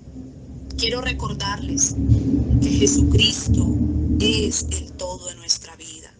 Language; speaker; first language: Spanish; native; Spanish